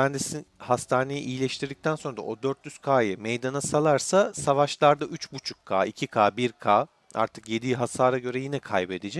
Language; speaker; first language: Turkish; native; Turkish